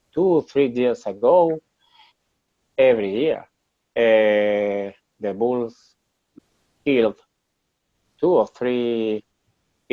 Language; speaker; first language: English; non-native, learner; Spanish